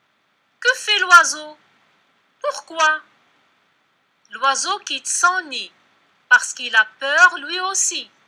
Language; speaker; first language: French; non-native, local second language; Arabic